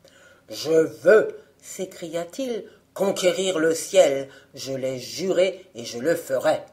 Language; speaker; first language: French; native; French